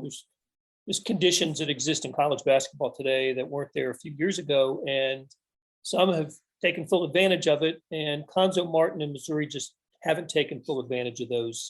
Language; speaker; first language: English; native; English